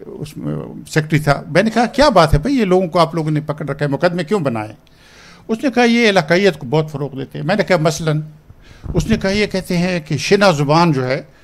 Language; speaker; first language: Urdu; non-native, local second language; Pashto